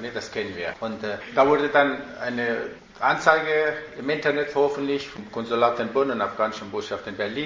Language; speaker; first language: German; non-native, fluent; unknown